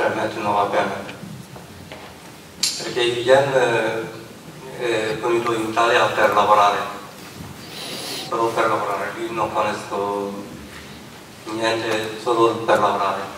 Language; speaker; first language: Italian; non-native, learner; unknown